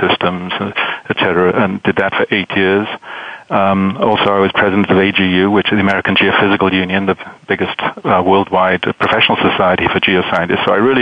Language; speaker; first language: English; native; English